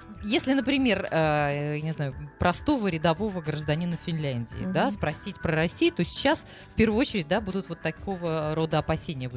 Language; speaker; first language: Russian; native; Russian